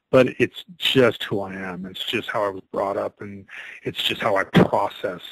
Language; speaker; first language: English; native; English